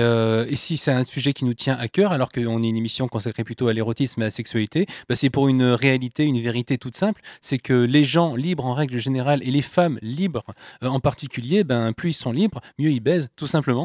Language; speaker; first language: French; native; French